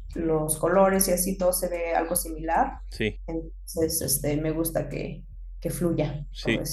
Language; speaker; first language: Spanish; early bilingual, heritage; Spanish